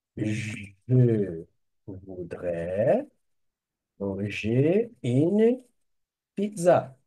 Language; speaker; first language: French; non-native, fluent; Portuguese